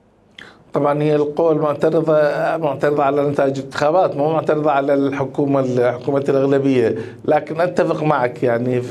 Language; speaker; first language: Arabic; native; Arabic